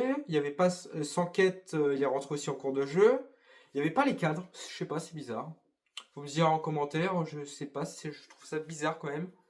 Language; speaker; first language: French; native; French